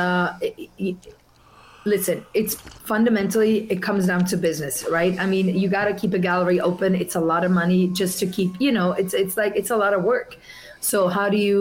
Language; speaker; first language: English; non-native, fluent; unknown